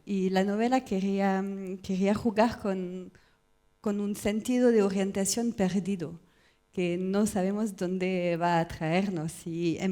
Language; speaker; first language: Spanish; non-native, learner; French